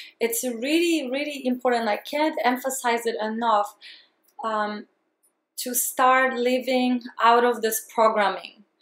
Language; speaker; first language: English; non-native, fluent; Polish